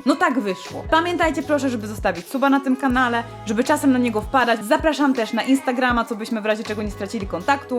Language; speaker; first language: Polish; native; Polish